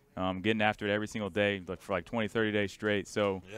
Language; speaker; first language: English; native; English